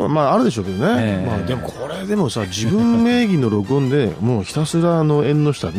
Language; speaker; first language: Japanese; native; Japanese